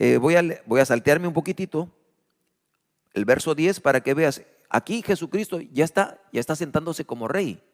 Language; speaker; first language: Spanish; native; Spanish